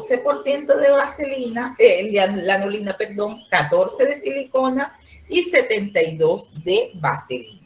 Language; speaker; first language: Spanish; native; Spanish